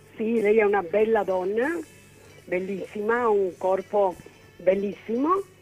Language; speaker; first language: Italian; early bilingual, heritage; Italian